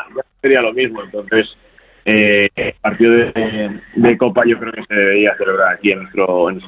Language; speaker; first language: Spanish; native; Spanish